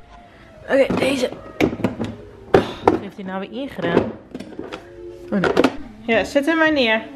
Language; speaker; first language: Dutch; native; Dutch